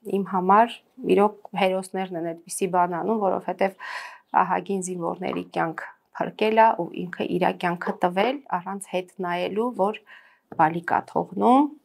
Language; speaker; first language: Armenian; native; Armenian